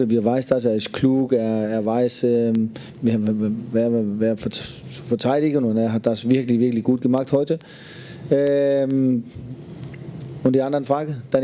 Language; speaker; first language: German; non-native, learner; Danish